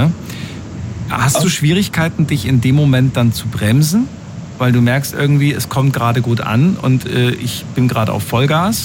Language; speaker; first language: German; native; German